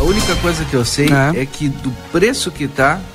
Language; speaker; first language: Portuguese; native; Portuguese